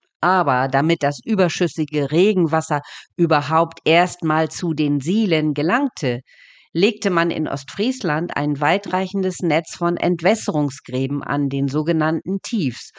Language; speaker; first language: German; native; German